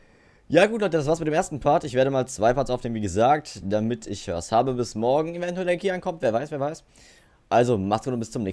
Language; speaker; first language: German; native; German